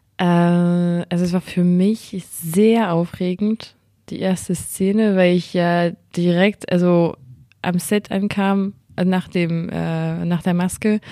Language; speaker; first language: German; non-native, fluent; French